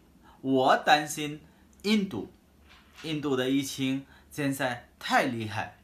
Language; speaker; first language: Chinese; non-native, fluent; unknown